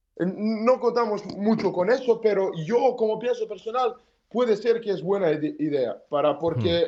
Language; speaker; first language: Spanish; non-native, learner; Serbian